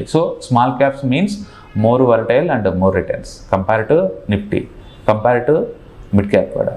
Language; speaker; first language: Telugu; native; Telugu